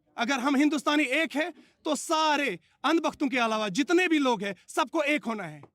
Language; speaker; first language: Hindi; non-native, local second language; Kashmiri